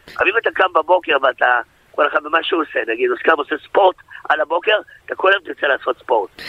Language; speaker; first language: Hebrew; native; Hebrew